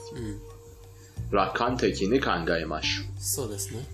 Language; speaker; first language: Japanese; non-native, fluent; Persian